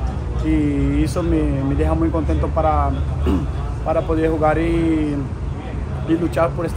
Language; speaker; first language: Spanish; non-native, learner; Portuguese